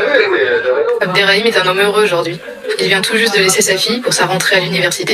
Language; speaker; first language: French; native; French